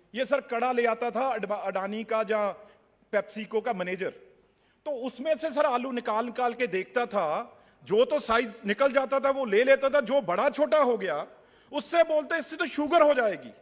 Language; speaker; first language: Hindi; non-native, local second language; Punjabi